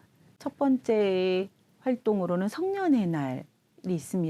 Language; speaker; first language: Korean; native; Korean